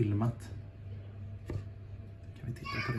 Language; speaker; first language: Swedish; native; Swedish